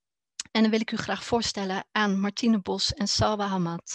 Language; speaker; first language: Dutch; native; Dutch